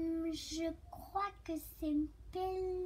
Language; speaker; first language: French; early bilingual, other home language; Turkish